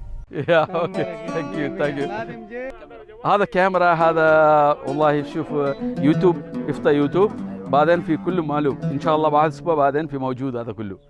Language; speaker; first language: Arabic; non-native, learner; Malayalam